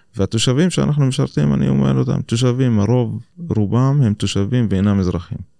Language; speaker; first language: Hebrew; non-native, local second language; Arabic